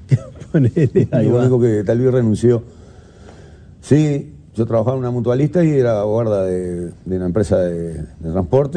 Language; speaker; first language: Spanish; native; Spanish